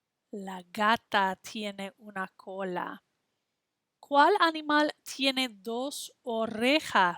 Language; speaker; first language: Spanish; non-native, fluent; English